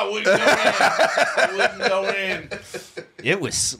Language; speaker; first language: English; native; English